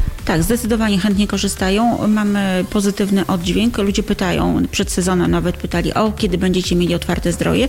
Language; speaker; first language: Polish; native; Polish